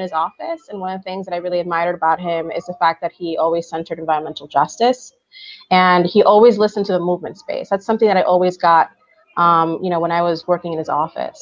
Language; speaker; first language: English; early bilingual, other home language; Spanish